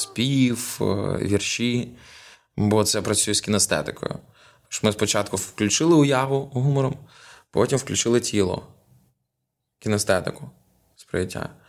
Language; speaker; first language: Ukrainian; non-native, local second language; Russian